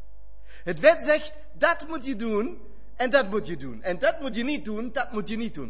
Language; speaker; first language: Dutch; non-native, fluent; German